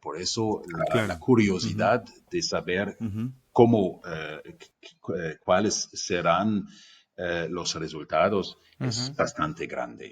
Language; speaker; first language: Spanish; non-native, fluent; German